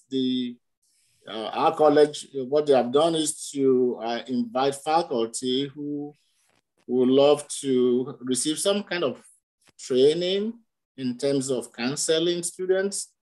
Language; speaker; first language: English; non-native, local second language; Yoruba